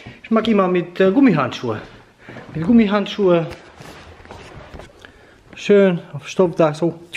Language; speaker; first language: German; non-native, fluent; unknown